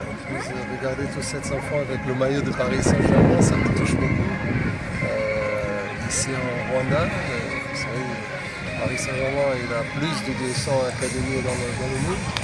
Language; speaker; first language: French; non-native, fluent; Portuguese